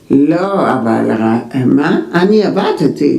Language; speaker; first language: Hebrew; non-native, fluent; German